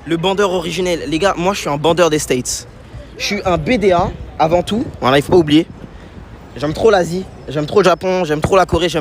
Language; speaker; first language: French; native; French